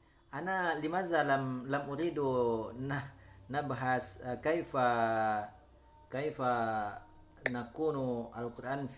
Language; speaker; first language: Arabic; non-native, learner; Indonesian